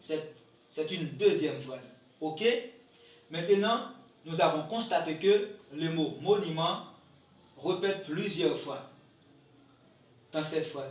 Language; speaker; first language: French; non-native, local second language; Haitian Creole